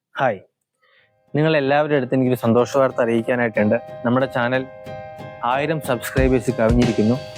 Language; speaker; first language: Malayalam; early bilingual, heritage; Malayalam